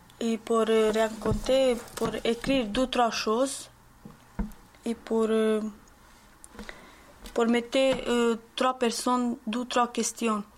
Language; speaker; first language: French; non-native, learner; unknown